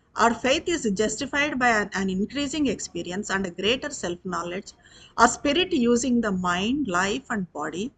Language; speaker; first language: English; non-native, local second language; Telugu